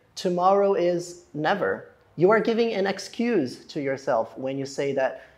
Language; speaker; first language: English; non-native, fluent; Portuguese